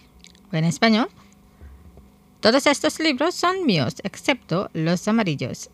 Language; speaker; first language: Spanish; non-native, fluent; Indonesian